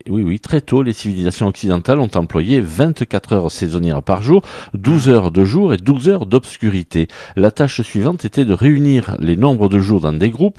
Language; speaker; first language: French; native; French